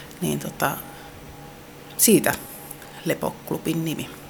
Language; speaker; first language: Finnish; native; Finnish